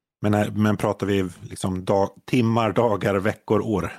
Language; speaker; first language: Swedish; native; Swedish